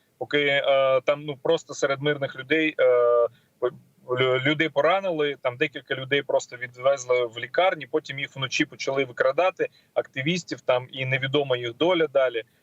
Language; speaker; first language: Ukrainian; non-native, local second language; Russian